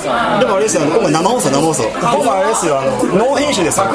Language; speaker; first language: Japanese; native; Japanese